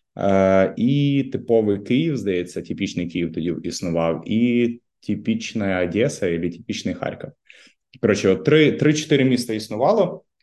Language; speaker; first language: Ukrainian; native; Ukrainian